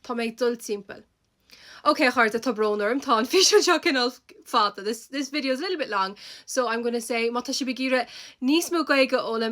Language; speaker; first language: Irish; non-native, local second language; English